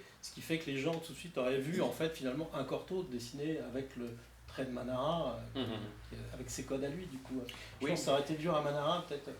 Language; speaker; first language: French; native; French